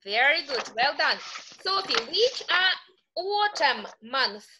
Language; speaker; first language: English; non-native, fluent; Russian